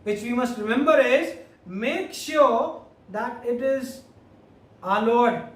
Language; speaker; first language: English; non-native, local second language; Hindi